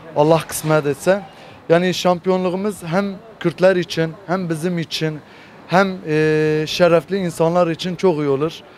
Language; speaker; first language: Turkish; non-native, local second language; Kurdish